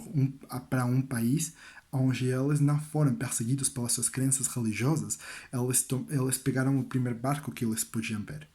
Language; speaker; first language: Portuguese; non-native, learner; Spanish